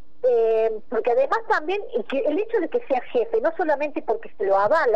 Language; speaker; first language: Spanish; native; Spanish